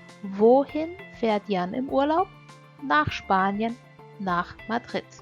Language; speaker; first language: German; non-native, fluent; Portuguese